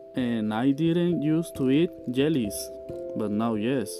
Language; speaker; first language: English; non-native, learner; Spanish